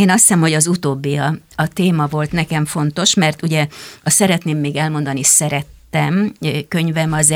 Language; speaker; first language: Hungarian; native; Hungarian